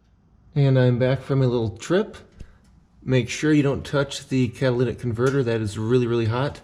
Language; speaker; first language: English; native; English